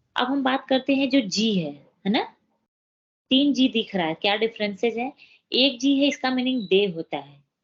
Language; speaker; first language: Hindi; native; Hindi